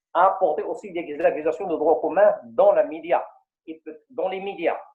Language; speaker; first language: French; non-native, local second language; Arabic